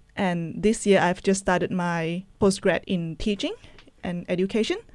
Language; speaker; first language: English; non-native, local second language; Chinese